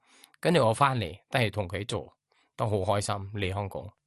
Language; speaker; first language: Cantonese; non-native, learner; Thai